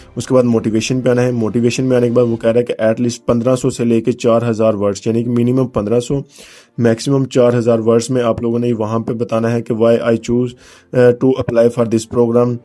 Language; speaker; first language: Urdu; native; Urdu